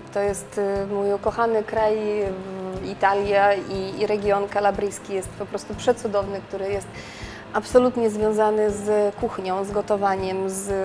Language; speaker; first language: Polish; non-native, fluent; Russian